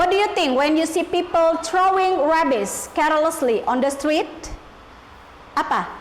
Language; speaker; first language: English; non-native, learner; Indonesian